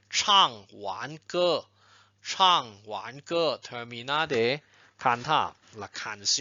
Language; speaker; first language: Spanish; non-native, fluent; Chinese